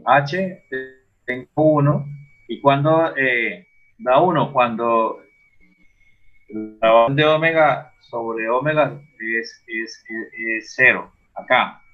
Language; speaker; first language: Spanish; native; Spanish